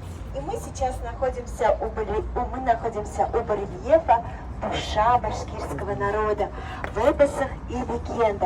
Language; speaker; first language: Russian; native; Russian